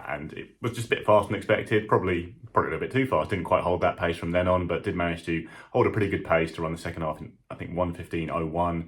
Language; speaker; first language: English; native; English